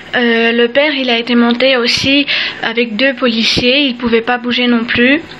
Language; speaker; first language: French; early bilingual, other home language; Armenian